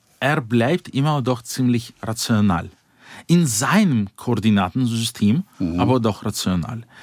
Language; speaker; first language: German; non-native, fluent; Russian